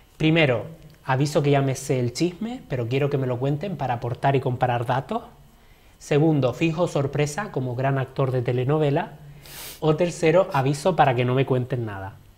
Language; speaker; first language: Spanish; native; Spanish